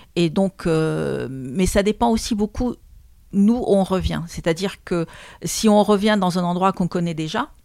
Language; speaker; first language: French; non-native, local second language; Arabic